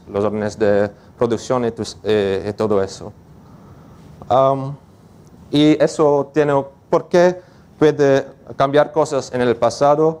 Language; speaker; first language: Spanish; non-native, learner; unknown